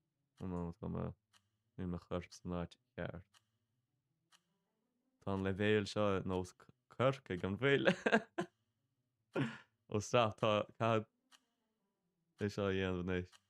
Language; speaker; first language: Irish; non-native, local second language; English